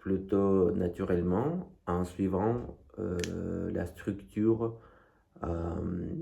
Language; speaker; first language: French; non-native, fluent; Russian